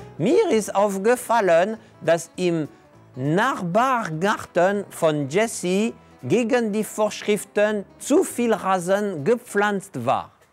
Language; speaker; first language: German; non-native, fluent; French